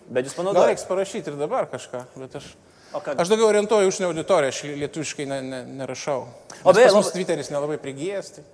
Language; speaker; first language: Lithuanian; native; Lithuanian